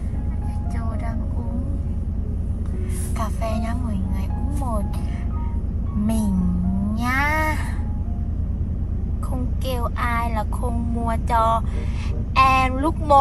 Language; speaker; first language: Vietnamese; non-native, learner; Thai